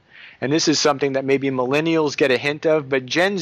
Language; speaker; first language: English; native; English